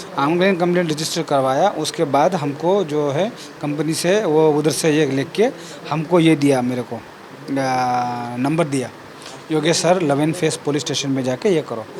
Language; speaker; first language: Hindi; non-native, local second language; Kannada